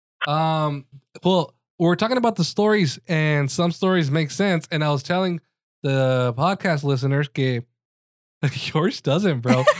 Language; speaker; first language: English; early bilingual, other home language; Spanish